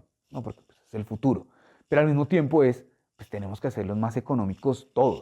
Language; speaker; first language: Spanish; native; Spanish